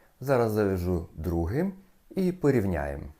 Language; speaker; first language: Ukrainian; native; Ukrainian